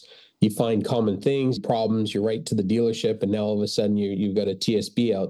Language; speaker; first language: English; native; English